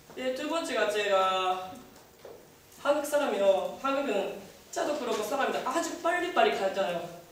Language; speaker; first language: Korean; non-native, learner; Japanese